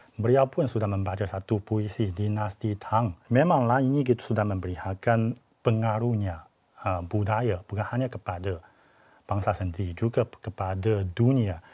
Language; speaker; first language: Malay; non-native, fluent; Chinese